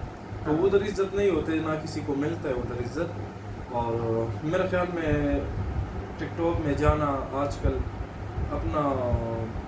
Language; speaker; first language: Hindi; non-native, local second language; Pashto